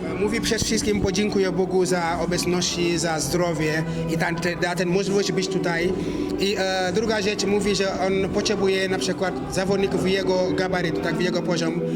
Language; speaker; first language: Polish; non-native, learner; Wolof